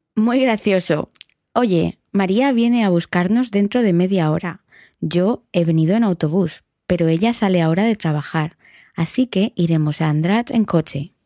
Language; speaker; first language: English; non-native, fluent; Spanish